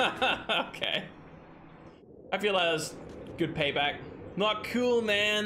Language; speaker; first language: English; native; English